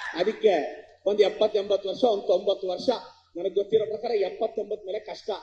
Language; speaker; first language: Kannada; native; Kannada